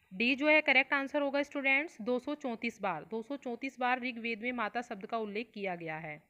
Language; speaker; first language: Hindi; native; Hindi